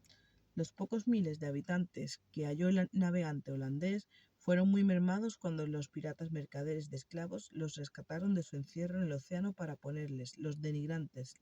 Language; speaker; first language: Spanish; native; Spanish